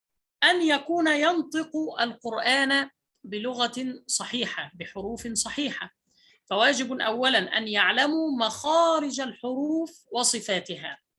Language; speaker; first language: Arabic; native; Arabic